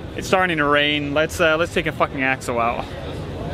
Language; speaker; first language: English; native; English